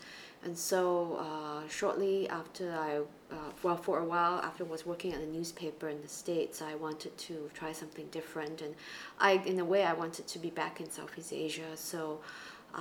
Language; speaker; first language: English; non-native, local second language; Chinese